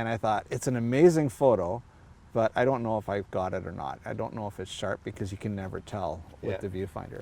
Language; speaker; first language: English; native; English